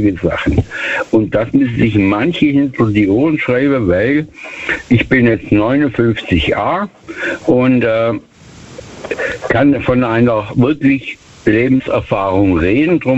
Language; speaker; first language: German; native; German